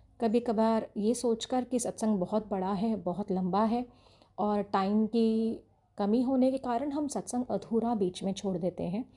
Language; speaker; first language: Hindi; native; Hindi